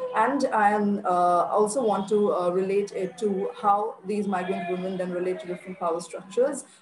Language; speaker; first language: English; non-native, local second language; Bangla